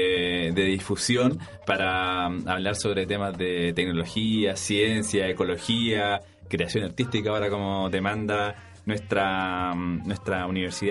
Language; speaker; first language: Spanish; native; Spanish